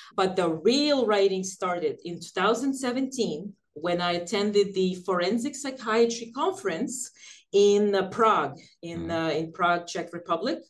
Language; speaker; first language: English; early bilingual, other home language; Ukrainian